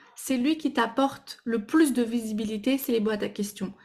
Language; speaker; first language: French; non-native, fluent; Portuguese